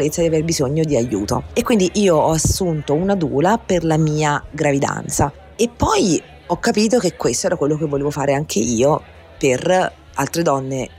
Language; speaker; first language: Italian; native; Italian